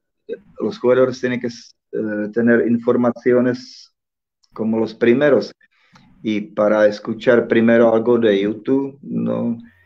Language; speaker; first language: Spanish; non-native, fluent; Czech